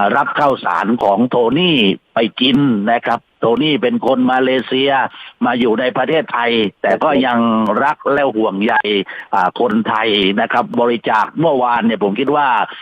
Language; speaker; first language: Thai; native; Thai